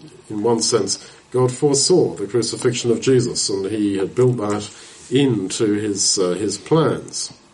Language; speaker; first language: English; native; English